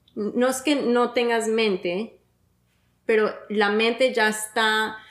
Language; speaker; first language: Spanish; early bilingual, heritage; Spanish